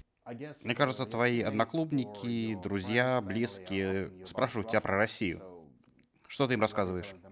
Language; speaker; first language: Russian; native; Russian